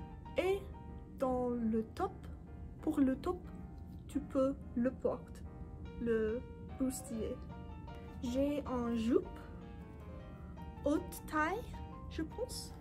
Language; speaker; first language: French; non-native, learner; English